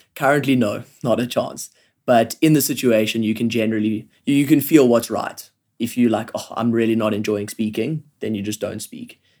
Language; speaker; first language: English; native; English